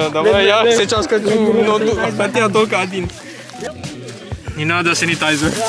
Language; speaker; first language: Russian; non-native, learner; Malay